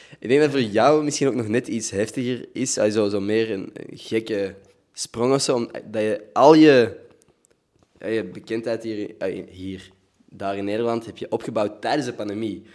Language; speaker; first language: Dutch; native; Dutch